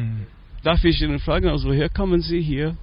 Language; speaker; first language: German; non-native, learner; English